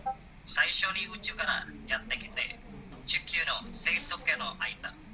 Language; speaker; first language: Japanese; non-native, learner; Indonesian